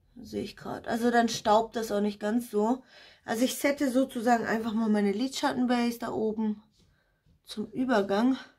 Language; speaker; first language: German; non-native, fluent; Russian